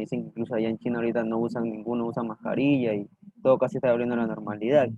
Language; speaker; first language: Spanish; native; Spanish